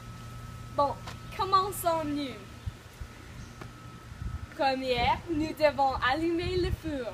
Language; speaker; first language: French; non-native, learner; English